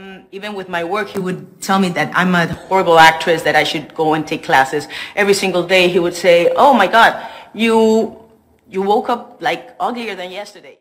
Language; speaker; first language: English; non-native, fluent; Spanish